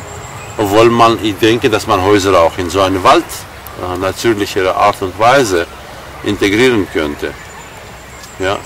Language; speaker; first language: German; non-native, fluent; Armenian